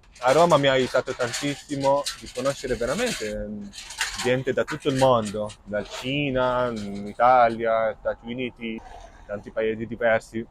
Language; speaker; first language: Italian; non-native, fluent; Arabic